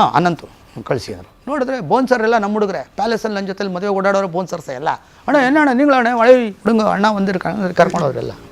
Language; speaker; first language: Kannada; native; Kannada